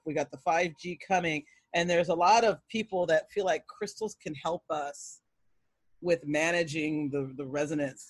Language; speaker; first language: English; native; English